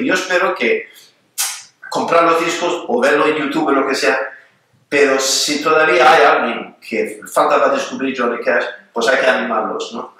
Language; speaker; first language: Spanish; non-native, fluent; Swedish